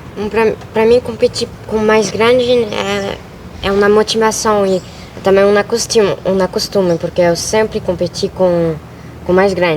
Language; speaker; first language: Portuguese; early bilingual, other home language; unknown